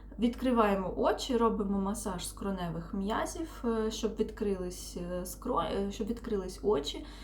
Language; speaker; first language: Ukrainian; non-native, local second language; Russian